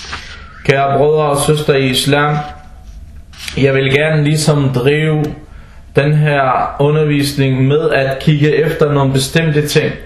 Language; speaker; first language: Danish; non-native, fluent; Arabic